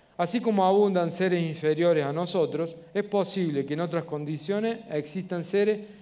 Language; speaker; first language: Spanish; native; Spanish